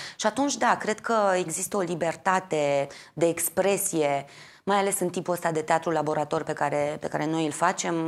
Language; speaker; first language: Romanian; native; Romanian